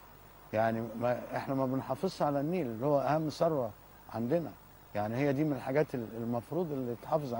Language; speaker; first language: Arabic; native; Arabic